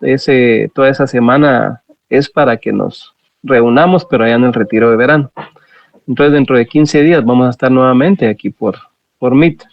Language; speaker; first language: Spanish; native; Spanish